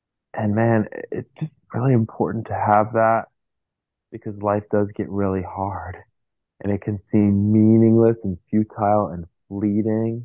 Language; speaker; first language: English; native; English